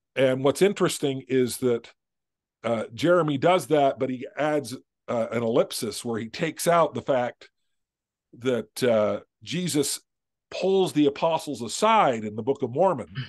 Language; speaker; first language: English; native; English